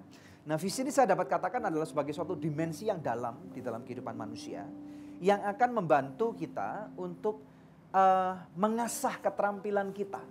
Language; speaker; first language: Indonesian; native; Indonesian